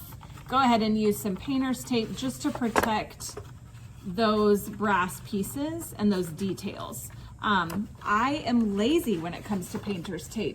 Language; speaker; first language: English; native; English